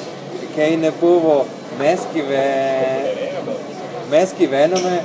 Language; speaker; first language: Lithuanian; non-native, learner; Italian